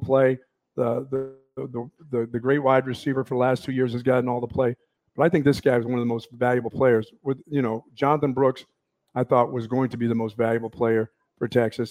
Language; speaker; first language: English; native; English